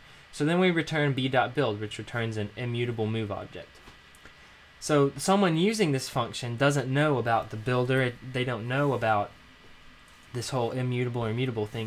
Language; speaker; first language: English; native; English